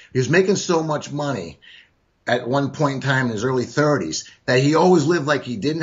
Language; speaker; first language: English; native; English